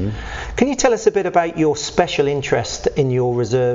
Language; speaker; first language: English; native; English